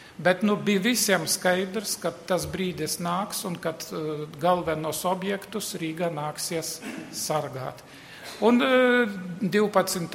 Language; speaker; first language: Latvian; native; Latvian